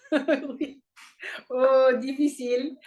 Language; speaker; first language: French; non-native, learner; English